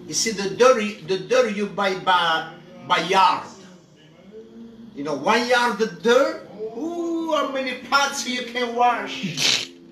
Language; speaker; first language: English; non-native, learner; Italian